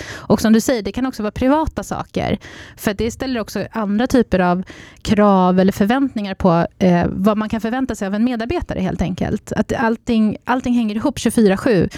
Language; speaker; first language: Swedish; native; Swedish